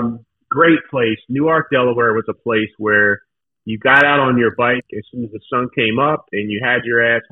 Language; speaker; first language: English; native; English